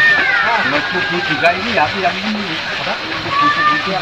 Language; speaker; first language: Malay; non-native, local second language; Javanese